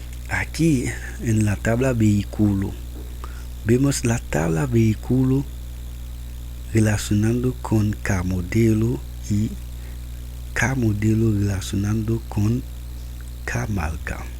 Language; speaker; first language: Spanish; non-native, learner; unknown